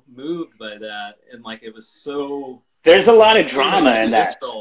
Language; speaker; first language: English; native; English